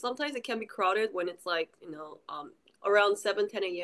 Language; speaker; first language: English; early bilingual, other home language; Korean